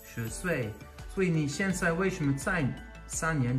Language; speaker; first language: Chinese; non-native, fluent; Dutch